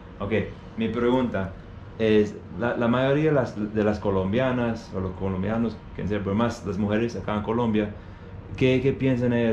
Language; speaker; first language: Spanish; non-native, learner; English